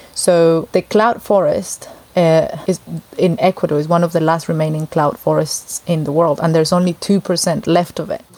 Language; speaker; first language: English; native; English